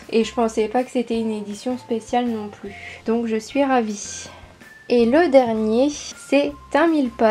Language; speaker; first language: French; native; French